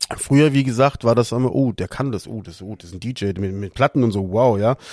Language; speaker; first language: German; early bilingual, other home language; Portuguese